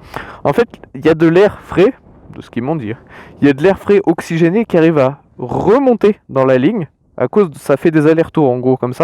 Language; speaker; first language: French; native; French